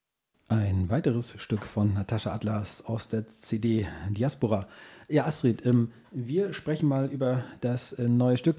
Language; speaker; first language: German; native; German